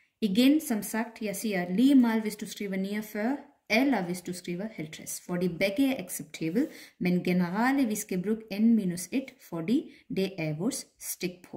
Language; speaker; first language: Danish; non-native, fluent; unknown